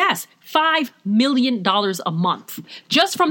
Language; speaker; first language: English; native; English